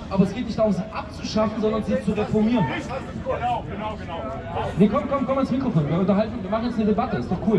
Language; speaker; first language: German; native; German